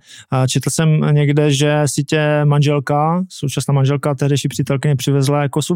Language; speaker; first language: Czech; native; Czech